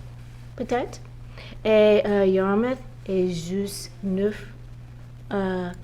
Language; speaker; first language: French; non-native, learner; English